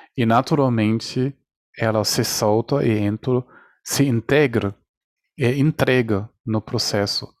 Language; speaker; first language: Portuguese; non-native, fluent; German